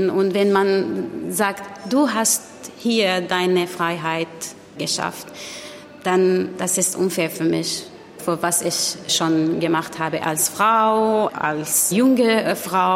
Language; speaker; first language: German; non-native, learner; Arabic